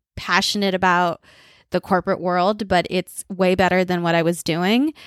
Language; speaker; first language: English; early bilingual, other home language; Bangla